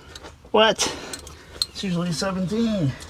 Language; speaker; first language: English; native; English